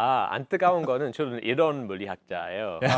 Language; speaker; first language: Korean; non-native, fluent; English